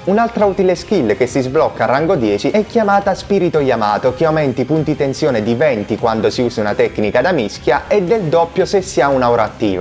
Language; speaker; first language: Italian; native; Italian